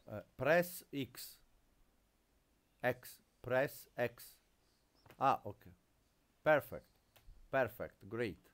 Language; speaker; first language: English; non-native, learner; Italian